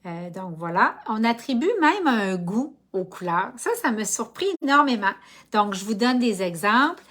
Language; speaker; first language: French; native; French